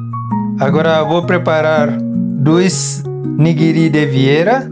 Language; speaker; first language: Portuguese; non-native, learner; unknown